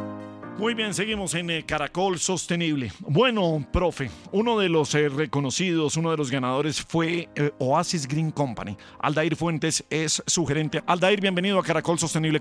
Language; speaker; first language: Spanish; native; Spanish